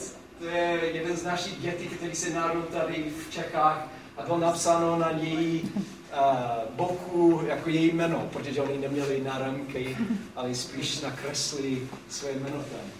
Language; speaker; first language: Czech; non-native, fluent; English